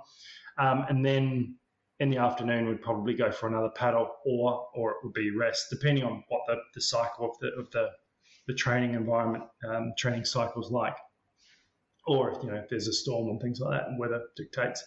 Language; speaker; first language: English; native; English